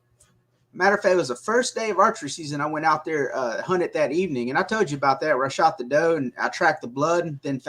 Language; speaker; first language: English; native; English